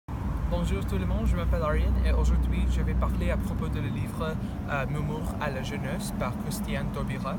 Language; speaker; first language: French; non-native, learner; English